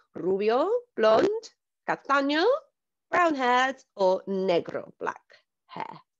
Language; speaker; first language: English; native; English